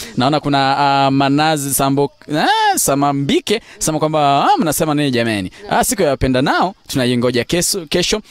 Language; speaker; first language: Swahili; non-native, local second language; Gusii